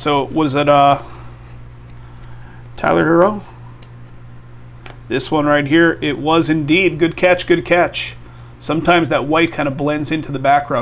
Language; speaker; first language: English; native; English